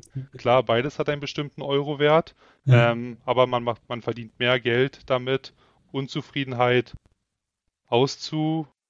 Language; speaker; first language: German; native; German